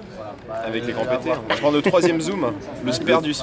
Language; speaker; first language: French; native; French